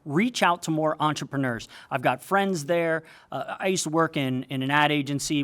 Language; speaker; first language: English; native; English